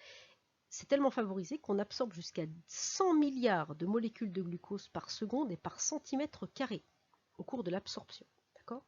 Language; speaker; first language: French; native; French